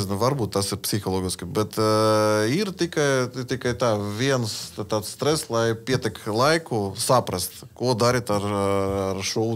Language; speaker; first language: Latvian; non-native, learner; Russian